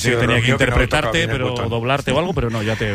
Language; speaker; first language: Spanish; native; Spanish